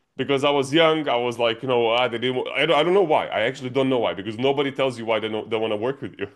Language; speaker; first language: English; non-native, fluent; Croatian